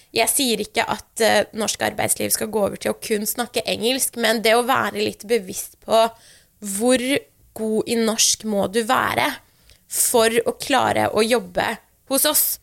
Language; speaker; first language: Norwegian; early bilingual, other home language; Persian